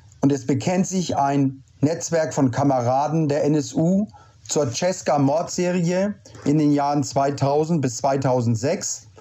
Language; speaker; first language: German; native; German